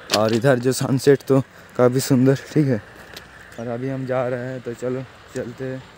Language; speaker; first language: Hindi; non-native, local second language; Bangla